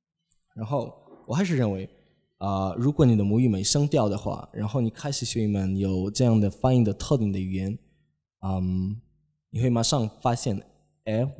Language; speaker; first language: Chinese; non-native, fluent; Polish